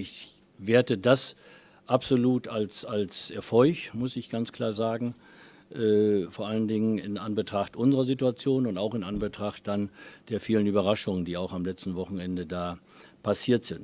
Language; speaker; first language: German; native; German